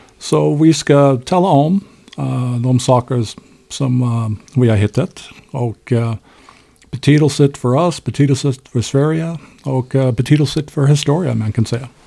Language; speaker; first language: Swedish; non-native, learner; English